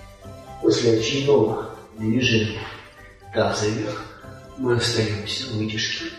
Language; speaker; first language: Russian; native; Russian